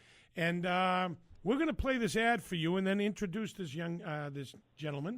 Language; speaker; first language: English; native; English